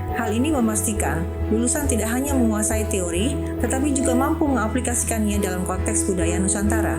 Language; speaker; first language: Indonesian; native; Indonesian